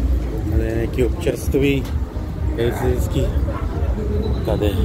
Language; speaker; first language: Czech; non-native, learner; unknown